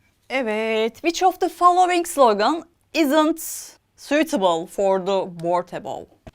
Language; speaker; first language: English; non-native, fluent; Turkish